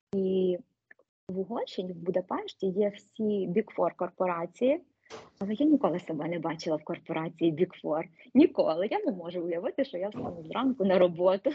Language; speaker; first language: Ukrainian; native; Ukrainian